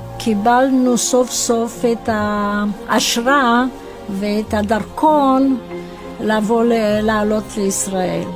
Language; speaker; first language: Hebrew; non-native, fluent; Romanian